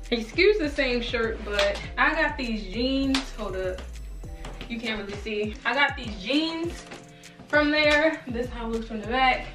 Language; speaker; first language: English; native; English